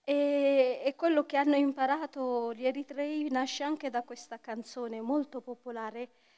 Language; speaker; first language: Italian; non-native, fluent; Tigrinya